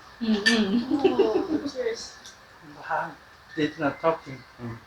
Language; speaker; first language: English; non-native, learner; Filipino